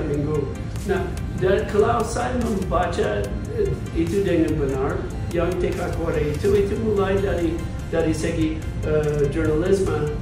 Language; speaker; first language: Indonesian; non-native, fluent; English